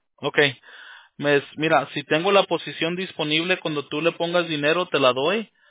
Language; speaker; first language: Spanish; early bilingual, heritage; Spanish